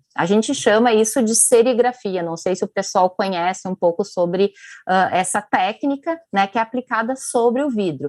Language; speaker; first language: Portuguese; native; Portuguese